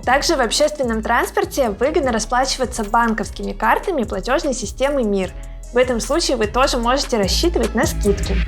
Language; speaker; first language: Russian; native; Russian